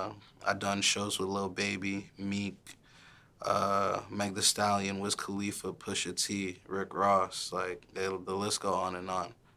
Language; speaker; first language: English; early bilingual, other home language; Haitian Creole